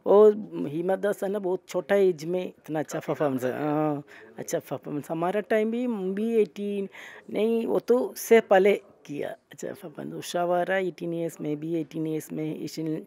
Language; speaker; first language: Hindi; non-native, local second language; Malayalam